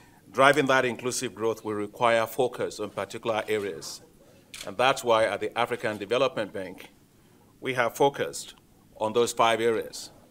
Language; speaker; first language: English; non-native, local second language; Yoruba